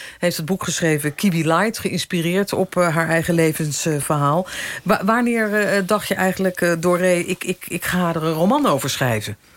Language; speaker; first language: Dutch; native; Dutch